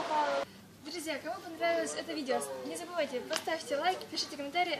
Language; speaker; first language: Russian; native; Russian